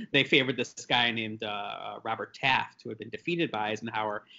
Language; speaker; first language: English; native; English